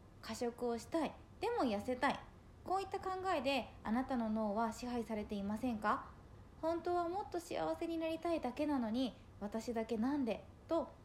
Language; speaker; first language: Japanese; native; Japanese